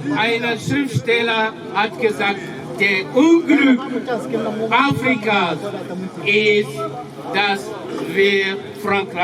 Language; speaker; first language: German; non-native, fluent; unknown